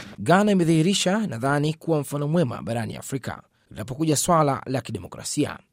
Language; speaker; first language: Swahili; native; Swahili